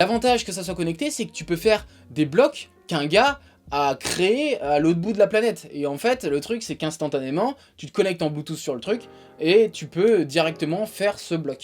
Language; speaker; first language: French; native; French